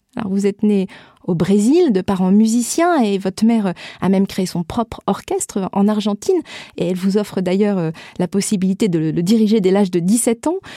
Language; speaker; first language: French; native; French